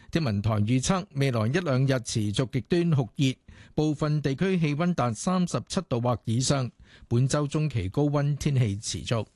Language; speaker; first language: Cantonese; native; Cantonese